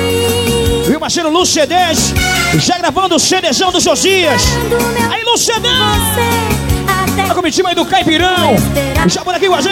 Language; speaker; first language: Portuguese; native; Portuguese